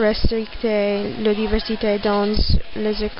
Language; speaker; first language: French; non-native, learner; English